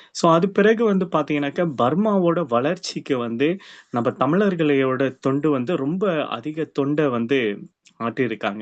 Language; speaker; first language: Tamil; early bilingual, heritage; Tamil